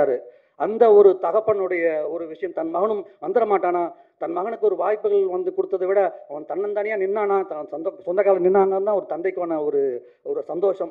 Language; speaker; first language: Tamil; native; Tamil